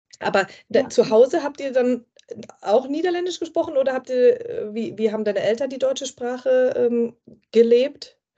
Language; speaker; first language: German; native; German